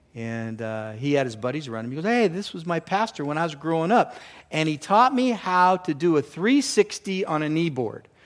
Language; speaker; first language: English; native; English